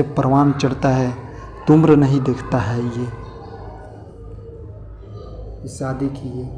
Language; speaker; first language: Hindi; native; Hindi